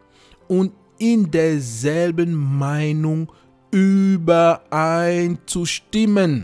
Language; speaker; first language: German; non-native, fluent; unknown